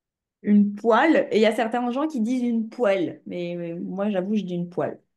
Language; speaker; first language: French; native; French